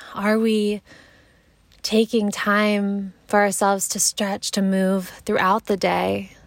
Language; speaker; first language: English; native; English